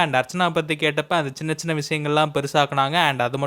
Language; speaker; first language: Tamil; native; Tamil